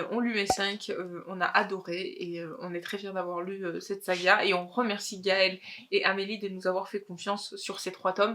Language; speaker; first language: French; native; French